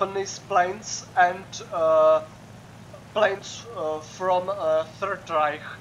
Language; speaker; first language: English; non-native, learner; Czech